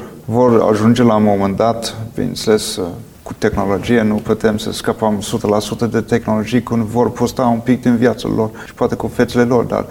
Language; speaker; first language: Romanian; non-native, fluent; English